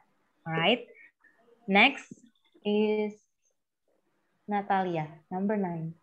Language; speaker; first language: English; non-native, fluent; Indonesian